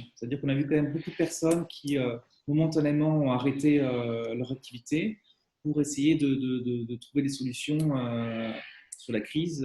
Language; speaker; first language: French; native; French